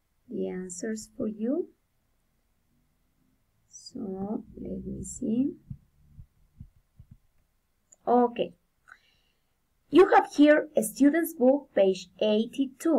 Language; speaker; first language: English; non-native, fluent; Spanish